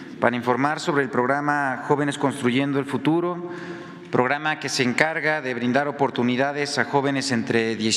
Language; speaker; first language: Spanish; native; Spanish